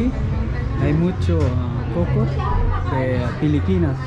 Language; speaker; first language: Spanish; non-native, learner; Filipino